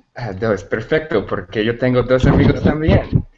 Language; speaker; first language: Spanish; non-native, learner; English